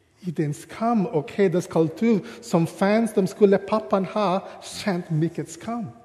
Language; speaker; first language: Swedish; non-native, fluent; English